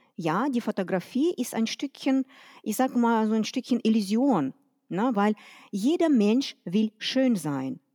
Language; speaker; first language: German; non-native, fluent; Russian